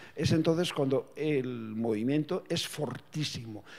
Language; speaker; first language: Spanish; non-native, local second language; Basque